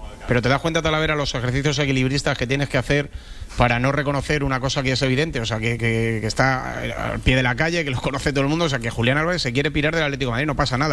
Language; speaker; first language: Spanish; native; Spanish